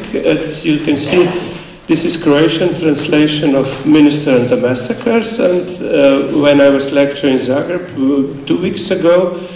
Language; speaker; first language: English; non-native, fluent; Slovenian